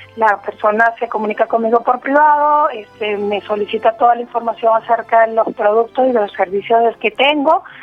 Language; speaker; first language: Spanish; native; Spanish